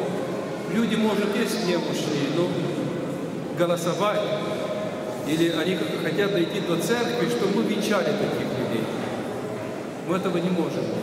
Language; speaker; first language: Russian; non-native, local second language; Ukrainian